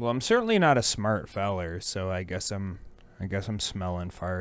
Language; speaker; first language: English; native; English